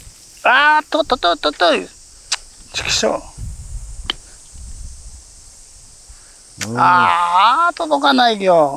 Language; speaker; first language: Japanese; native; Japanese